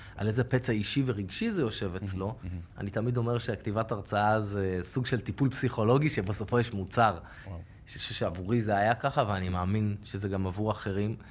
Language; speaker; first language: Hebrew; native; Hebrew